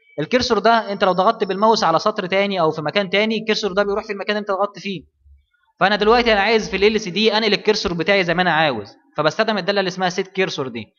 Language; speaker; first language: Arabic; native; Arabic